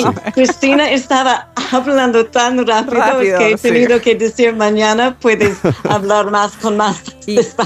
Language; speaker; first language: Spanish; non-native, fluent; English